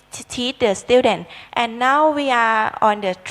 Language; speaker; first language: English; non-native, learner; Thai